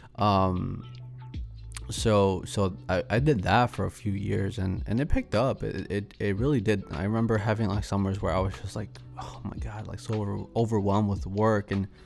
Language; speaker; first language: English; early bilingual, other home language; Spanish